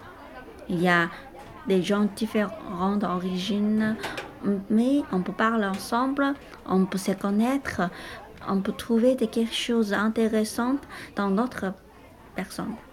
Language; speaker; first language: French; non-native, learner; Chinese